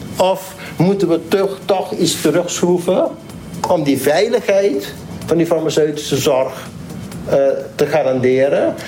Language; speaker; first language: Dutch; non-native, local second language; Papiamento